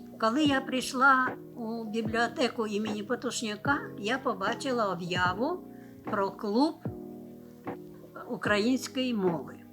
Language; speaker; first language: Ukrainian; non-native, local second language; Russian